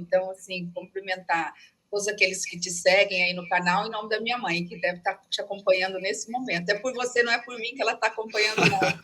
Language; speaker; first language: Portuguese; native; Portuguese